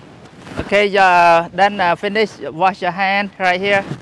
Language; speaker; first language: English; non-native, learner; Khmer